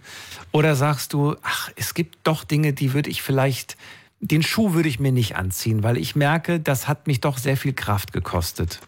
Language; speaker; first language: German; native; German